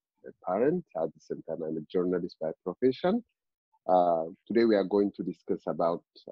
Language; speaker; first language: English; non-native, fluent; Amharic